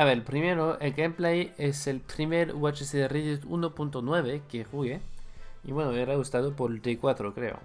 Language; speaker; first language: Spanish; non-native, fluent; French